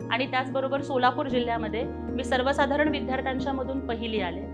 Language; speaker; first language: Marathi; non-native, local second language; Telugu